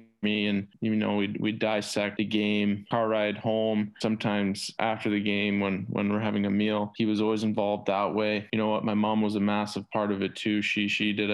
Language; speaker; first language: English; native; English